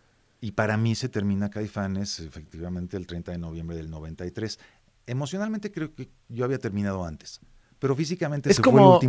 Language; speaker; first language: Spanish; native; Spanish